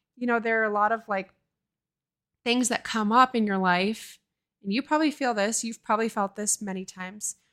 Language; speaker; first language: English; native; English